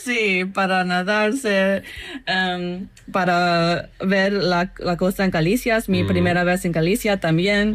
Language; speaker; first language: Spanish; non-native, fluent; English